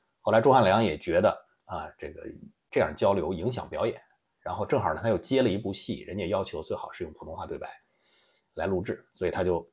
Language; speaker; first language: Chinese; native; Chinese